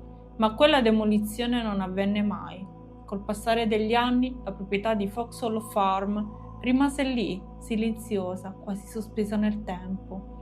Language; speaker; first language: Italian; native; Italian